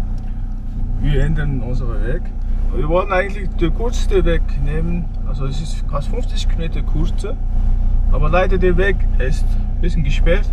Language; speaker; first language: German; non-native, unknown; Mongolian